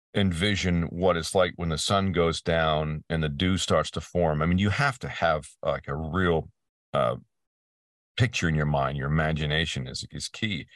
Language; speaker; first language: English; native; English